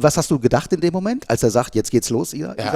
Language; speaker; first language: German; native; German